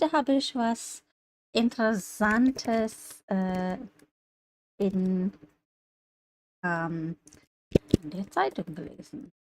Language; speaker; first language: German; non-native, learner; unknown